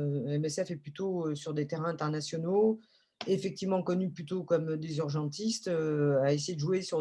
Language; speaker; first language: French; native; French